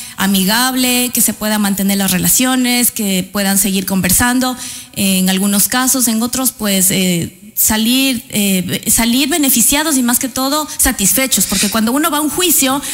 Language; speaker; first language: Spanish; native; Spanish